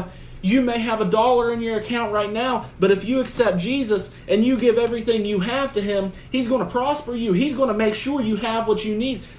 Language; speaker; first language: English; native; English